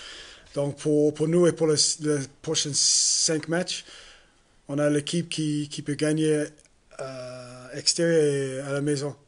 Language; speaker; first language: French; non-native, learner; English